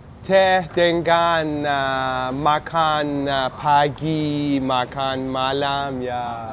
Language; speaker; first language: Indonesian; non-native, learner; Persian